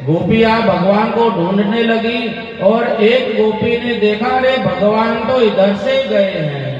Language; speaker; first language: Hindi; non-native, local second language; Gujarati